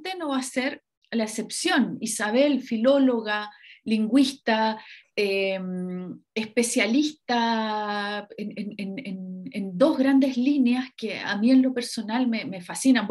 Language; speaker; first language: Spanish; native; Spanish